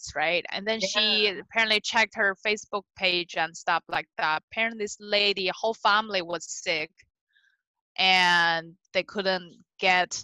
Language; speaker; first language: English; non-native, fluent; Chinese